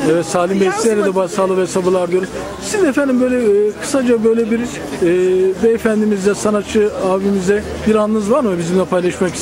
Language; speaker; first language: Turkish; native; Turkish